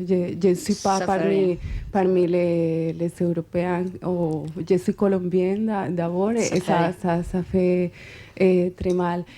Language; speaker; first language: French; non-native, fluent; Spanish